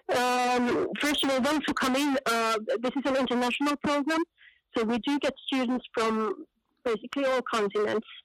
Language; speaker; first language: English; non-native, fluent; Finnish